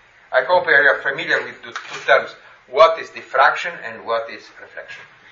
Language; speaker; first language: English; non-native, fluent; Slovenian